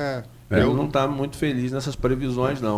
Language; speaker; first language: Portuguese; native; Portuguese